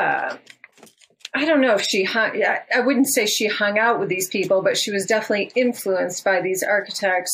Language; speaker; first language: English; native; English